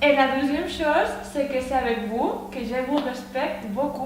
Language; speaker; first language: French; non-native, learner; Spanish